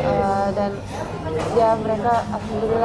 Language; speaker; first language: Indonesian; non-native, fluent; Finnish